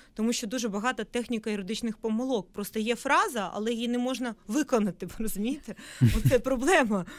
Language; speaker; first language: Ukrainian; non-native, local second language; Russian